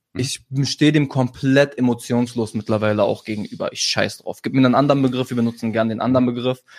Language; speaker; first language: German; early bilingual, other home language; Arabic